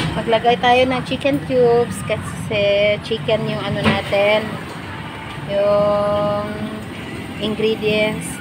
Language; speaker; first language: Filipino; native; Filipino